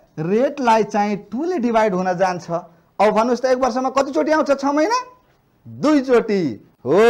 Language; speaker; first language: Nepali; non-native, local second language; Maithili